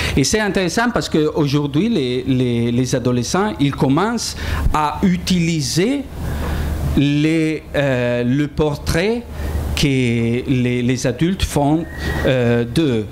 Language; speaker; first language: French; non-native, fluent; Italian